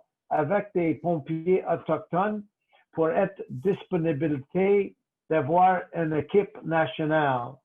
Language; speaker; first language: French; non-native, local second language; English